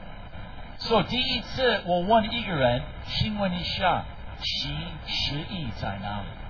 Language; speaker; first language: Chinese; non-native, fluent; English